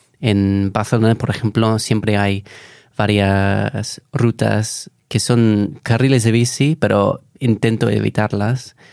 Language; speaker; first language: Spanish; non-native, fluent; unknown